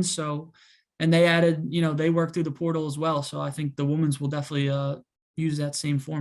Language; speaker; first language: English; native; English